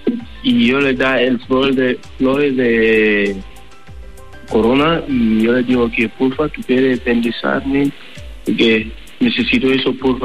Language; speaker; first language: Spanish; non-native, learner; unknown